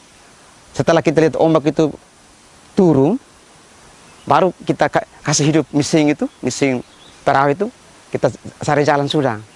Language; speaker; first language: Indonesian; non-native, local second language; Tetum